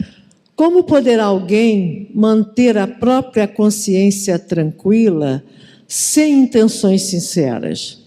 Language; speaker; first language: Portuguese; native; Portuguese